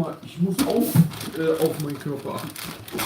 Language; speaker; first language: German; early bilingual, other home language; Kurdish